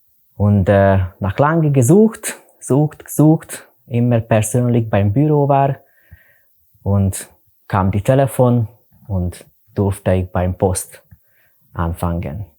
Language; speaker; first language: German; non-native, learner; Hungarian